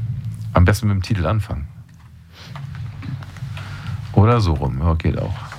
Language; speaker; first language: German; native; German